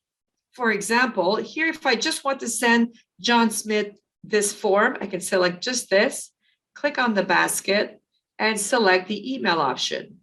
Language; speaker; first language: English; native; English